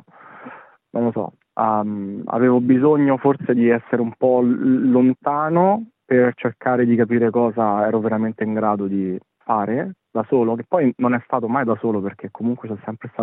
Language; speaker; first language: Italian; native; Italian